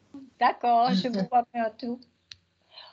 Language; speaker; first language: French; non-native, learner; German